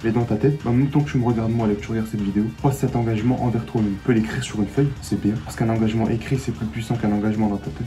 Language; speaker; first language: French; native; French